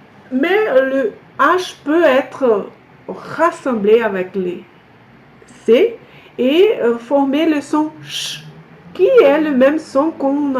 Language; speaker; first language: French; non-native, fluent; Portuguese